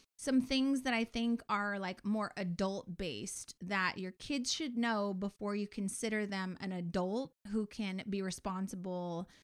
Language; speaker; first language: English; native; English